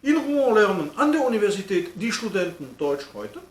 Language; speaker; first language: German; non-native, fluent; French